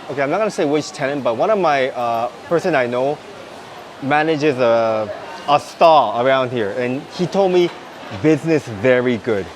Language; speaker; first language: English; non-native, fluent; Japanese